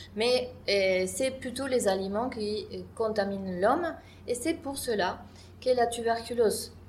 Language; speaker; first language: French; non-native, fluent; Spanish